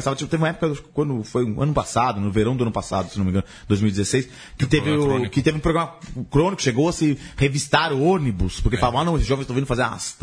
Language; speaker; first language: Portuguese; native; Portuguese